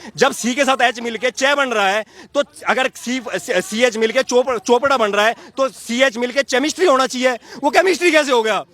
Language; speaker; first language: Hindi; native; Hindi